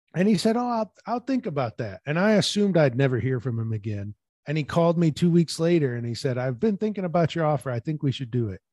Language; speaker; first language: English; native; English